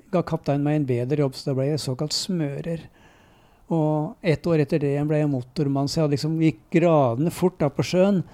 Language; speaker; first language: Norwegian; native; Norwegian